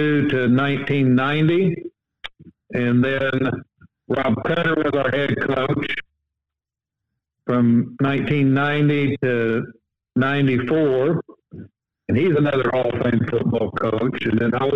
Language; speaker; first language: English; native; English